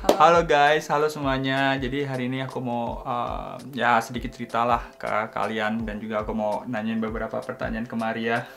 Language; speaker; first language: Indonesian; native; Indonesian